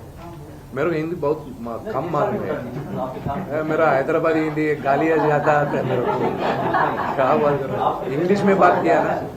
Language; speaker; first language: Hindi; non-native, local second language; Telugu